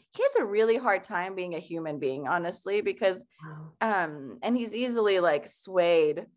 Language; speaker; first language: English; early bilingual, other home language; Persian